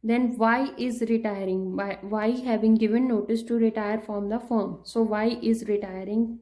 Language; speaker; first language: English; non-native, local second language; Punjabi